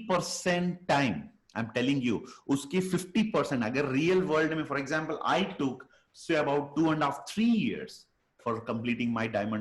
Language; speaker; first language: Hindi; native; Hindi